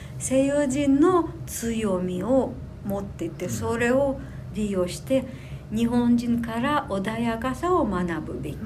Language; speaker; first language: Japanese; non-native, fluent; Ukrainian